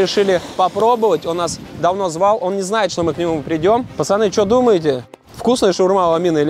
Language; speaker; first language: Russian; native; Russian